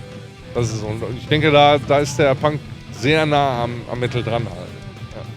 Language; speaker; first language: German; native; German